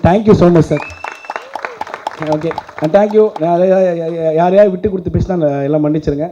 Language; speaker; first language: Tamil; native; Tamil